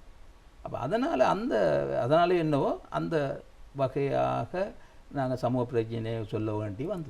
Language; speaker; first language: Tamil; native; Tamil